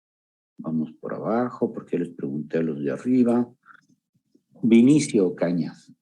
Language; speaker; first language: Spanish; native; Spanish